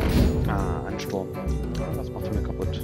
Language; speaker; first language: German; native; German